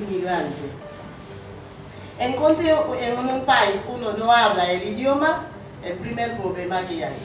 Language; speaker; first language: Spanish; non-native, learner; Haitian Creole